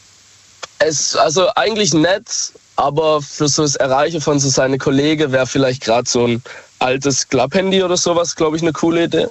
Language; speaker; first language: German; native; German